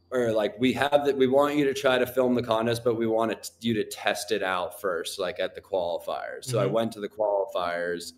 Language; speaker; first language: English; native; English